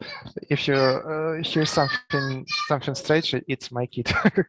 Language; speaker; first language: English; non-native, learner; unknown